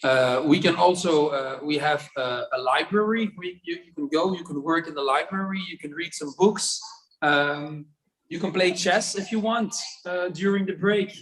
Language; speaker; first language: English; non-native, fluent; Dutch